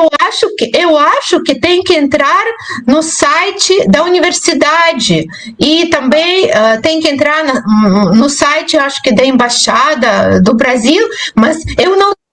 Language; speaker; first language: Portuguese; non-native, fluent; Russian